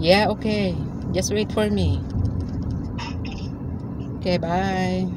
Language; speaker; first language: English; non-native, local second language; Filipino